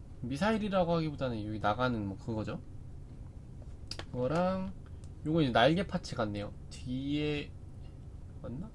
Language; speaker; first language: Korean; native; Korean